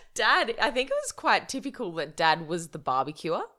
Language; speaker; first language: English; native; English